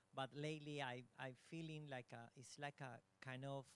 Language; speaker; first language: English; non-native, learner; Spanish